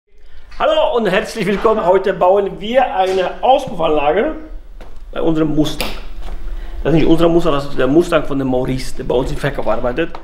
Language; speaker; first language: German; native; German